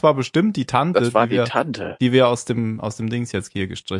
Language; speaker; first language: German; native; German